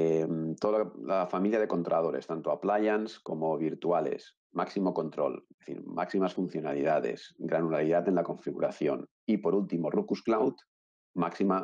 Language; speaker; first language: Spanish; native; Spanish